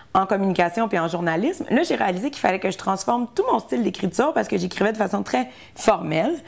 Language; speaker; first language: French; early bilingual, heritage; French